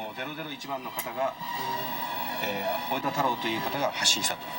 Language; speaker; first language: Japanese; native; Japanese